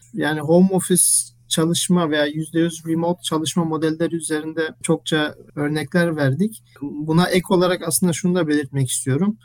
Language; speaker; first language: Turkish; early bilingual, heritage; Turkish